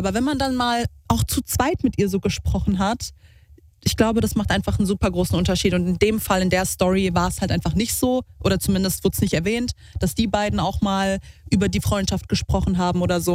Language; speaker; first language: German; native; German